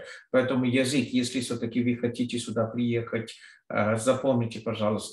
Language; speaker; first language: Russian; non-native, fluent; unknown